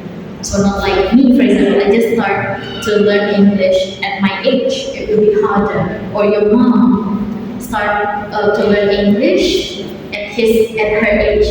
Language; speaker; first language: English; non-native, fluent; Indonesian